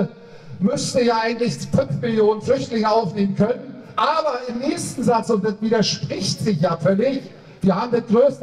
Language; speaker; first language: German; native; German